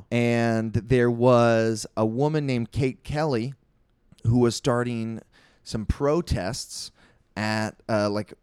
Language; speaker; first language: English; native; English